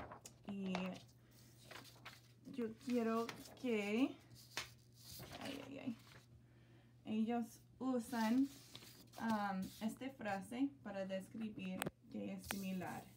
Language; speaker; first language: Spanish; non-native, learner; English